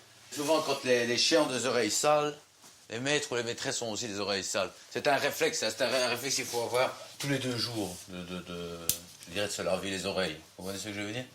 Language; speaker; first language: French; native; French